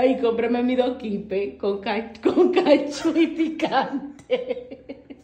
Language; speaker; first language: Spanish; native; Spanish